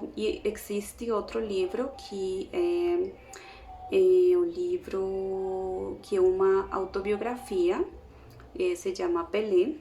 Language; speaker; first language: Portuguese; non-native, learner; Spanish